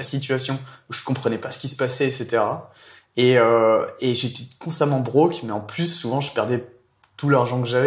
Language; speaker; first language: French; native; French